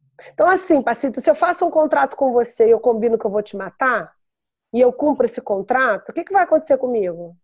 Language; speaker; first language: Portuguese; native; Portuguese